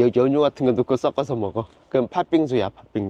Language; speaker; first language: Korean; native; Korean